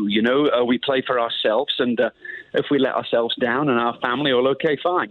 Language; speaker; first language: English; native; English